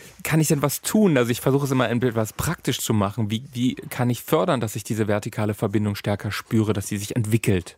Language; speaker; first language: German; native; German